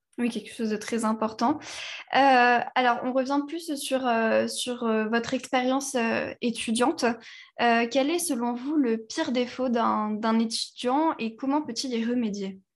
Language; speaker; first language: French; native; French